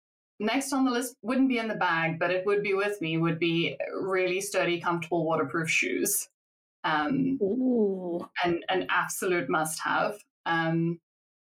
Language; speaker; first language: English; native; English